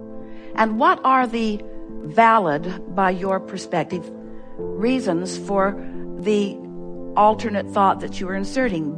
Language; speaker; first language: English; native; English